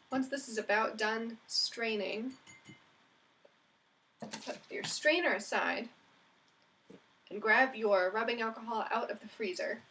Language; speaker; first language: English; native; English